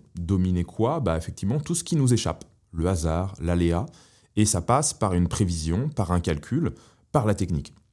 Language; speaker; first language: French; native; French